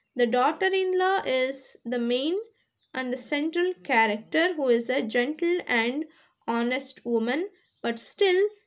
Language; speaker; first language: English; non-native, local second language; Kannada